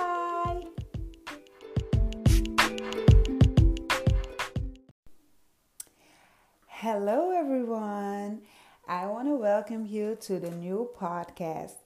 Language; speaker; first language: English; non-native, fluent; Dutch